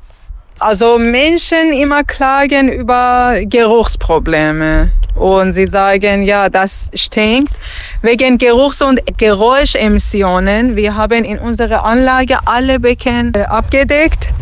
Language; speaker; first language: German; non-native, learner; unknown